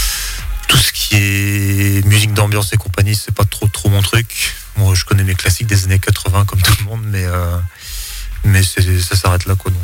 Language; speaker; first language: French; native; French